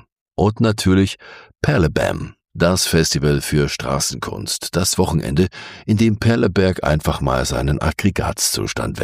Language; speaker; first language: German; native; German